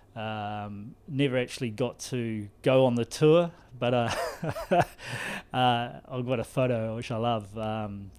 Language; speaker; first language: English; native; English